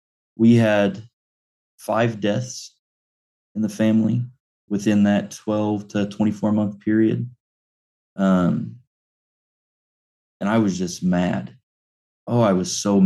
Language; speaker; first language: English; native; English